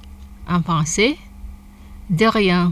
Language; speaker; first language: French; non-native, fluent; Indonesian